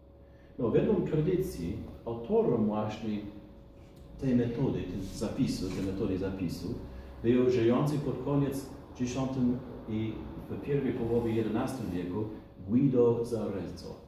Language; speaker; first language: Polish; non-native, fluent; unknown